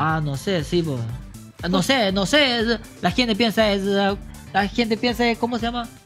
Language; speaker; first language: Spanish; non-native, learner; Chinese